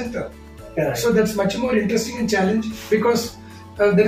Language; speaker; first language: English; non-native, local second language; Tamil